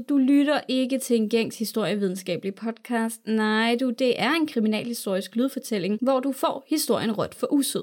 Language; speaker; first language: Danish; native; Danish